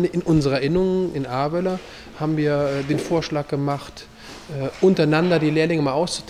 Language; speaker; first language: German; native; German